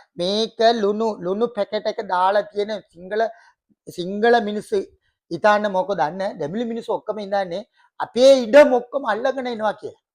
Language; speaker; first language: Sinhala; non-native, local second language; Tamil